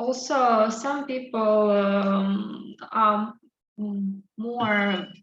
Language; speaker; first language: English; non-native, learner; Russian